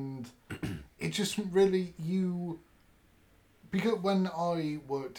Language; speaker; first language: English; native; English